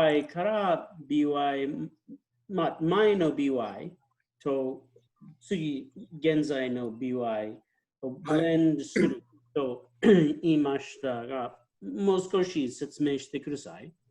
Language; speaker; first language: Japanese; non-native, fluent; English